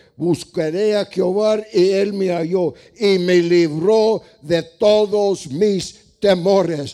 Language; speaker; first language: Spanish; non-native, fluent; English